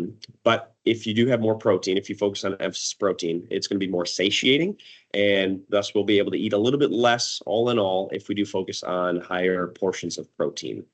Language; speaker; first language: English; native; English